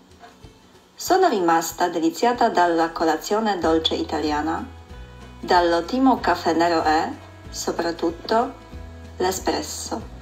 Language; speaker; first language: Italian; non-native, fluent; Polish